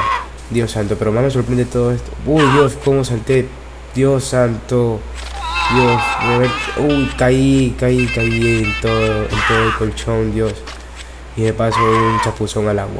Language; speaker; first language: Spanish; native; Spanish